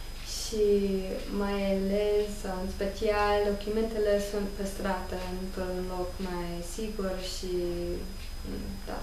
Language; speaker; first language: Romanian; non-native, learner; English